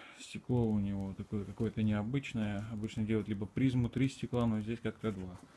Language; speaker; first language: Russian; native; Russian